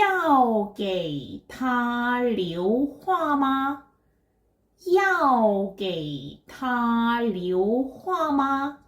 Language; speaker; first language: Chinese; non-native, fluent; Korean